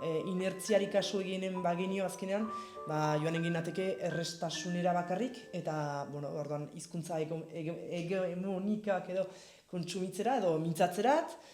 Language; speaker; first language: Basque; native; Basque